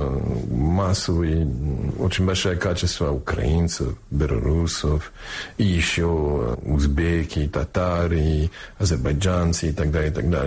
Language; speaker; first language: Russian; non-native, fluent; English